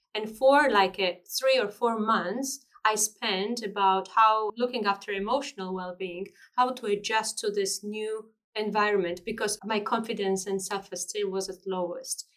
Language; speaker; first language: English; non-native, fluent; Georgian